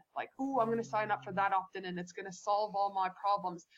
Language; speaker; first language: English; native; English